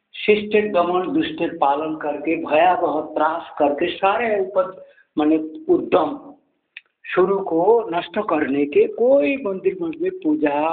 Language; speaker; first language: Hindi; non-native, local second language; Bangla